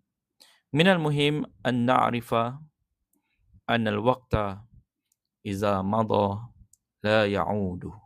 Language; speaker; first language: Arabic; non-native, fluent; Malay